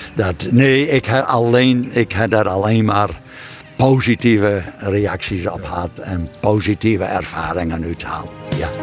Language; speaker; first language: Dutch; non-native, local second language; Western Frisian